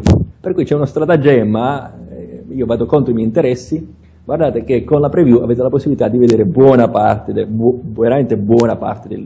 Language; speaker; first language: Italian; native; Italian